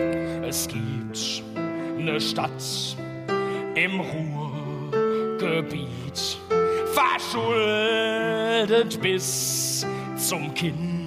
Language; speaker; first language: German; native; German